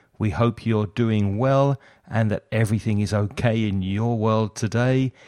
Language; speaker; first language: English; native; English